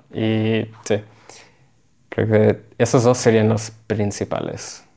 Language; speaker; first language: Spanish; early bilingual, heritage; Spanish